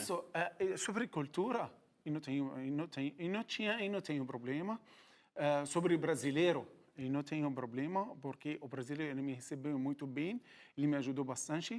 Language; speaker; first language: Portuguese; non-native, learner; Arabic